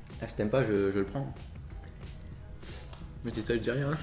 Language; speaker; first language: French; native; French